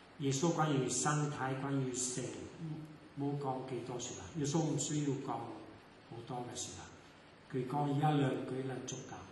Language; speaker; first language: Cantonese; non-native, fluent; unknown